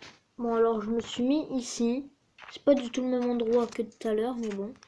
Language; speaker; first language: French; native; French